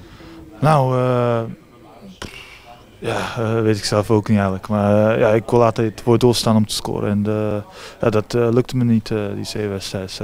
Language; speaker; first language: Dutch; early bilingual, heritage; Japanese